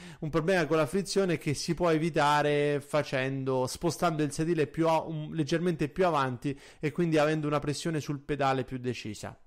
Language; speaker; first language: Italian; native; Italian